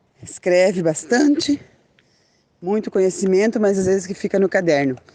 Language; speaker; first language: Portuguese; native; Portuguese